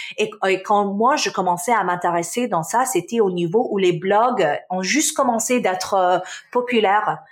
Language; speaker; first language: French; non-native, local second language; Arabic